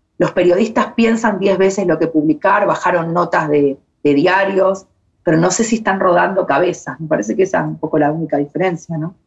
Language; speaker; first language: Spanish; native; Spanish